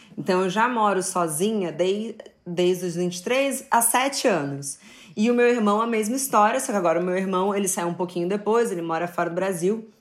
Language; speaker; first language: Portuguese; native; Portuguese